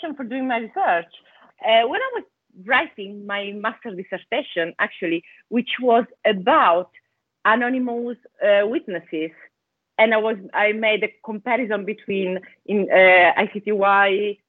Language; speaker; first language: English; non-native, fluent; Italian